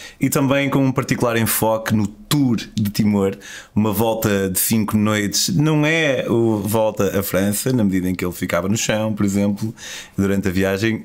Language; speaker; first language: Portuguese; native; Portuguese